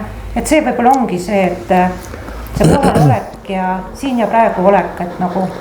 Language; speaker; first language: Estonian; native; Estonian